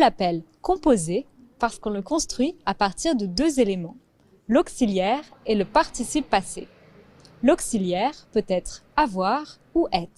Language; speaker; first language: French; native; French